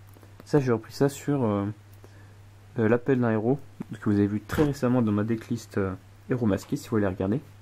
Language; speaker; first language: French; native; French